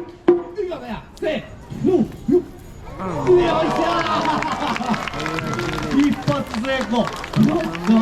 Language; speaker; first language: Japanese; native; Japanese